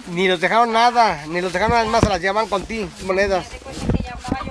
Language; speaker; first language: Spanish; native; Spanish